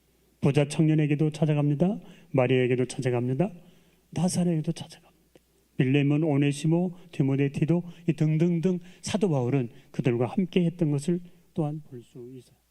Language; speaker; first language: Korean; native; Korean